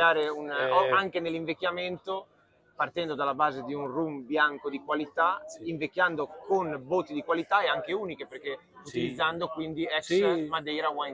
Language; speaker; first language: Italian; native; Italian